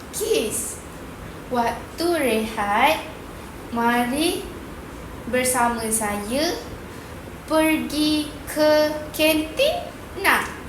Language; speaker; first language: Malay; native; Malay